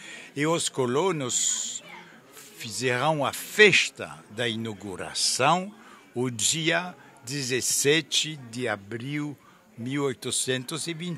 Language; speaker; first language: Portuguese; non-native, fluent; French